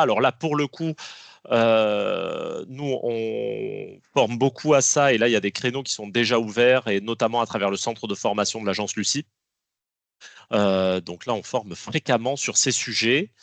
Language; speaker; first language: French; native; French